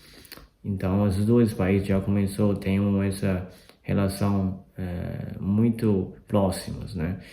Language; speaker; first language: Portuguese; non-native, fluent; Chinese